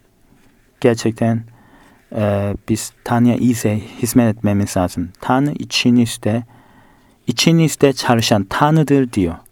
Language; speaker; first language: Turkish; non-native, fluent; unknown